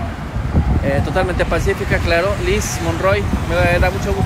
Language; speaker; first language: Spanish; native; Spanish